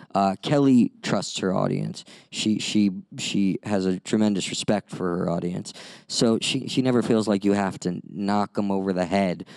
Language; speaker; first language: English; native; English